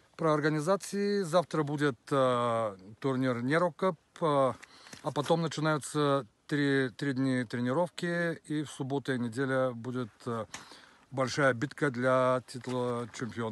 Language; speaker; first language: Russian; non-native, learner; Bulgarian